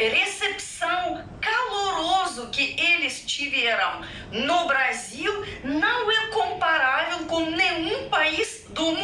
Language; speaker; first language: Portuguese; non-native, fluent; Russian